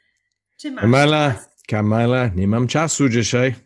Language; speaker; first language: Polish; non-native, learner; English